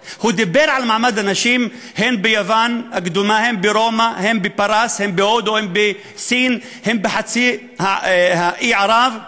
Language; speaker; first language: Hebrew; non-native, local second language; Arabic